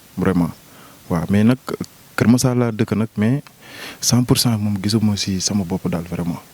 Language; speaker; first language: Wolof; non-native, local second language; Jola-Fonyi